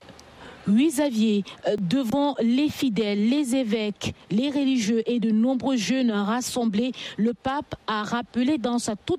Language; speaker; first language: French; native; French